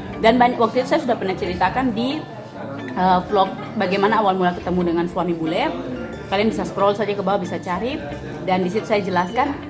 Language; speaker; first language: Indonesian; native; Indonesian